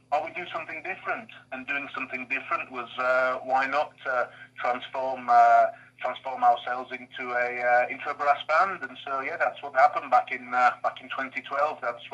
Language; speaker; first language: English; native; English